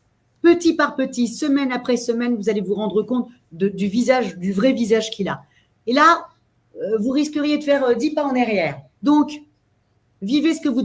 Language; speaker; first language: French; native; French